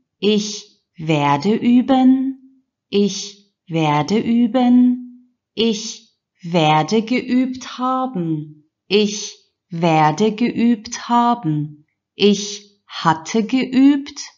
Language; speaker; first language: German; non-native, fluent; Turkish